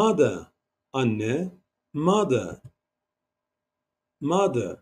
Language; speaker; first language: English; non-native, learner; Turkish